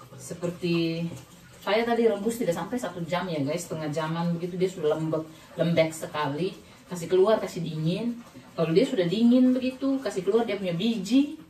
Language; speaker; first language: Indonesian; non-native, local second language; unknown